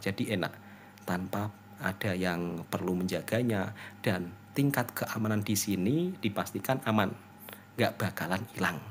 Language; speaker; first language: Indonesian; native; Indonesian